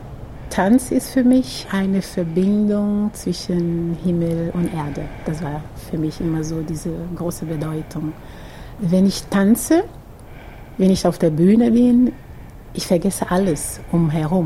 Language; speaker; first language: German; non-native, fluent; Portuguese